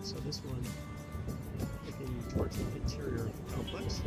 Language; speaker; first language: English; native; English